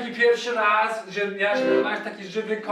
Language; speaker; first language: Polish; non-native, learner; English